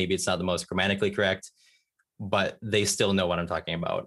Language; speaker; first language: English; native; English